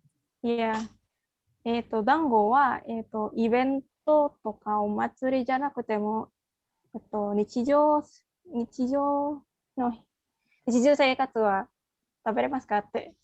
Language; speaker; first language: Japanese; non-native, fluent; Indonesian